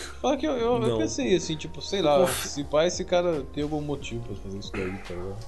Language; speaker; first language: Portuguese; native; Portuguese